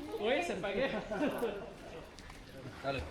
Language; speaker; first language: Spanish; non-native, learner; Turkish